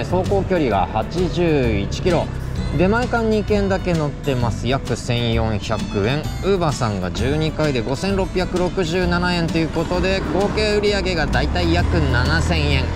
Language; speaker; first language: Japanese; native; Japanese